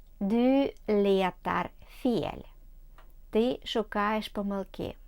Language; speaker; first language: Swedish; non-native, learner; Ukrainian